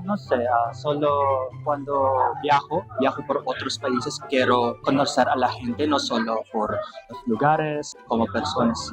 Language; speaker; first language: Spanish; non-native, learner; Filipino